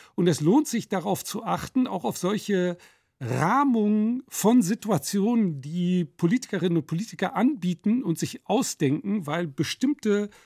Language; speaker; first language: German; native; German